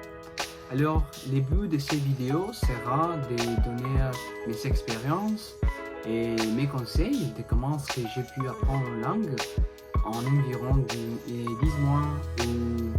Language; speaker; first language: French; non-native, learner; Spanish